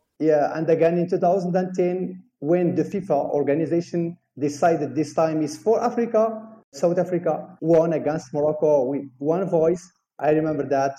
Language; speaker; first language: English; non-native, fluent; Arabic